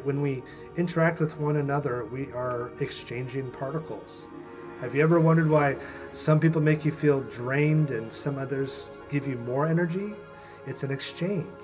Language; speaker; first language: English; native; English